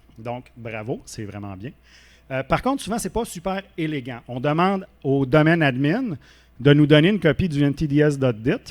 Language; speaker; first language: French; native; French